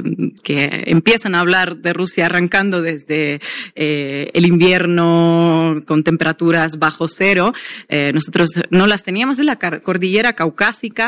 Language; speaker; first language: Spanish; non-native, fluent; Russian